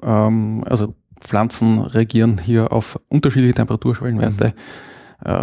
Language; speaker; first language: German; native; German